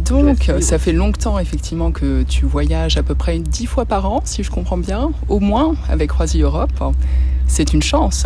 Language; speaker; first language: French; native; French